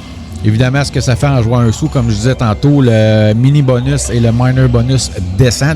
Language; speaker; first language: French; native; French